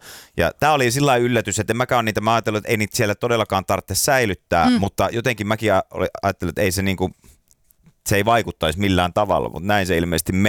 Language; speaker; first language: Finnish; native; Finnish